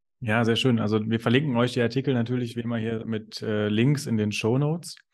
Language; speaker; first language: German; native; German